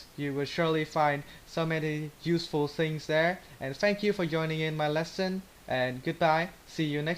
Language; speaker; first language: English; non-native, learner; Vietnamese